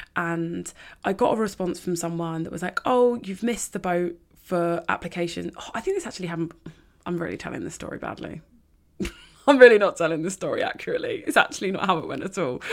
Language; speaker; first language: English; native; English